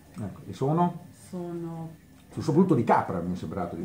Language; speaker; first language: Italian; native; Italian